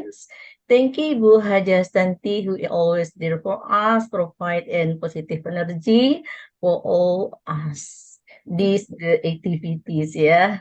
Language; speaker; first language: English; non-native, learner; Indonesian